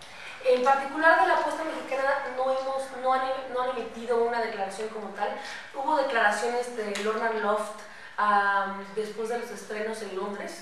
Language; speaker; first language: Spanish; native; Spanish